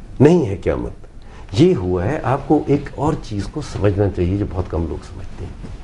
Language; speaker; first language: Urdu; non-native, local second language; Punjabi